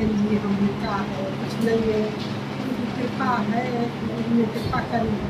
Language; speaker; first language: Hindi; native; Hindi